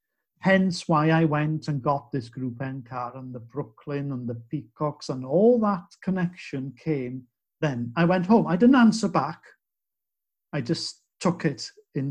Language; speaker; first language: English; native; English